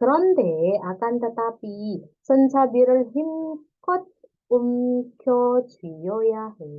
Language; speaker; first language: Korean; non-native, fluent; Indonesian